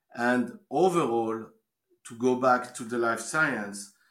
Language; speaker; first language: English; non-native, fluent; French